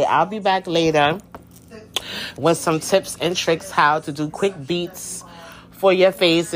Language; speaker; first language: English; native; English